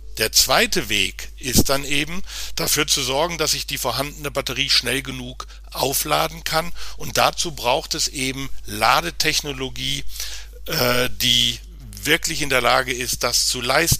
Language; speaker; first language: German; native; German